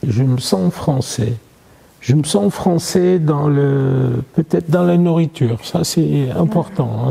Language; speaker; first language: French; non-native, fluent; Arabic